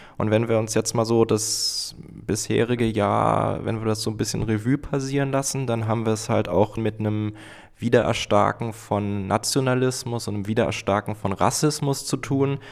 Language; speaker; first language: German; native; German